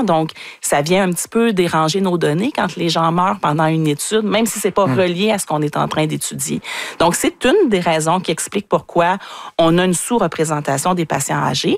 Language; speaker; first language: French; native; French